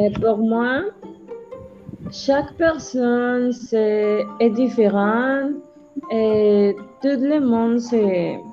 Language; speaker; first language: French; non-native, learner; Spanish